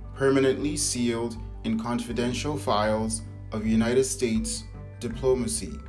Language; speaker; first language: English; native; English